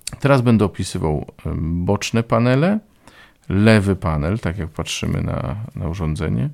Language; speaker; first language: Polish; native; Polish